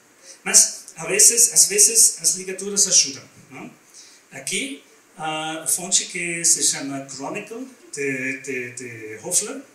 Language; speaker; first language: Portuguese; non-native, learner; German